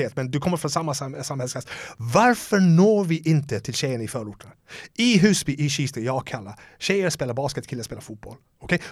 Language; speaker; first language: Swedish; non-native, fluent; English